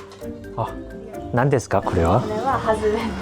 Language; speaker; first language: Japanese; non-native, fluent; English